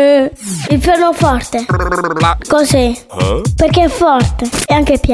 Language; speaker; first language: Italian; native; Italian